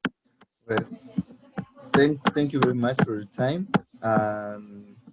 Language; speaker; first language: English; non-native, learner; Spanish